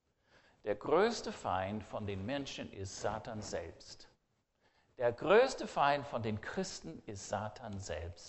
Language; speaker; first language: German; non-native, fluent; English